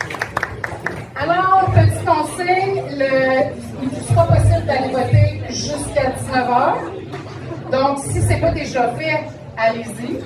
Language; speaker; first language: French; native; French